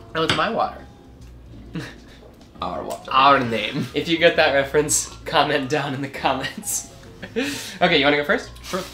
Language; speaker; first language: English; native; English